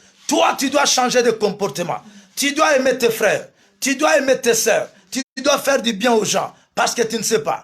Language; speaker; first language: French; non-native, local second language; Lingala